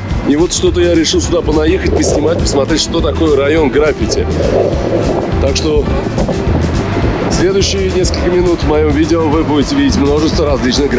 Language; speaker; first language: Russian; native; Russian